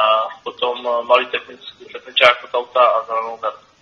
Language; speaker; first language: Czech; non-native, learner; Russian